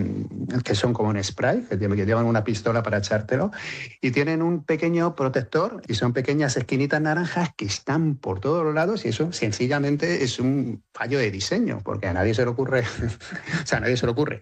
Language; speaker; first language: Spanish; native; Spanish